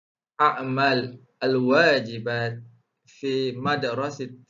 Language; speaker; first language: Arabic; non-native, fluent; Malay